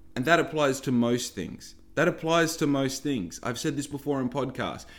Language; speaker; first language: English; native; English